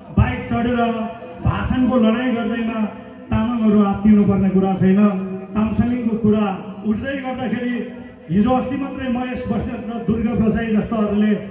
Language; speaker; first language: Nepali; non-native, local second language; Eastern Tamang